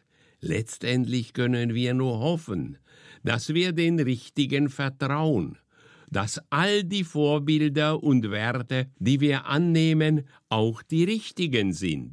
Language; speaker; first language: German; native; German